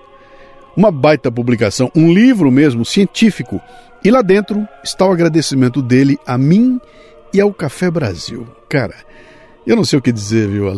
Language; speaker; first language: Portuguese; native; Portuguese